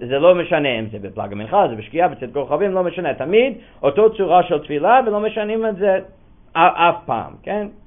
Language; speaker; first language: Hebrew; non-native, fluent; English